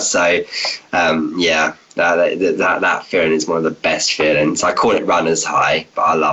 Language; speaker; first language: English; native; English